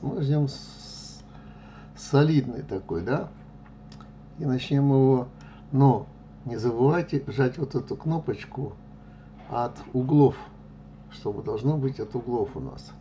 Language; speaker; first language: Russian; native; Russian